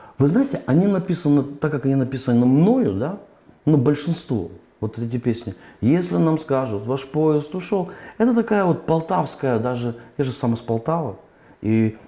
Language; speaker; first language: Russian; native; Russian